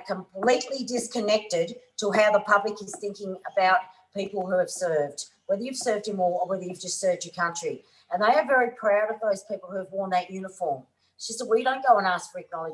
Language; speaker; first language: English; native; English